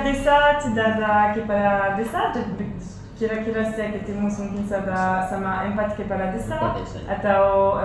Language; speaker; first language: Indonesian; non-native, learner; French